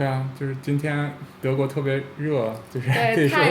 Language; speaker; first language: Chinese; native; Chinese